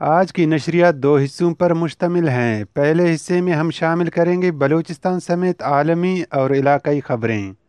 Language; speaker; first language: Urdu; non-native, local second language; Baluchi